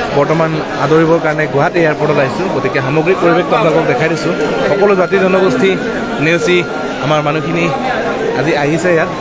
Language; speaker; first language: Assamese; non-native, local second language; Mising